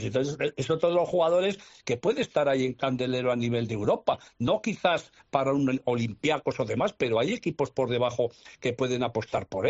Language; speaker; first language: Spanish; native; Spanish